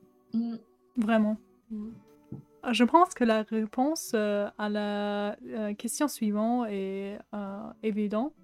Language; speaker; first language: French; non-native, fluent; German